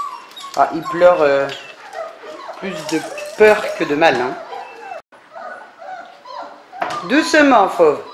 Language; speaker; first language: French; native; French